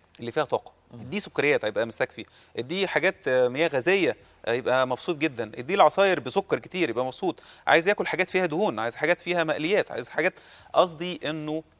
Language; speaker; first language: Arabic; native; Arabic